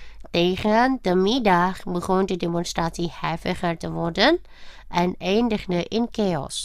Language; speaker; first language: Dutch; non-native, fluent; Indonesian